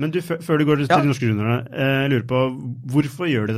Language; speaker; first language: Norwegian; native; Norwegian